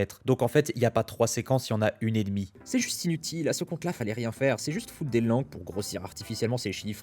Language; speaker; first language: French; native; French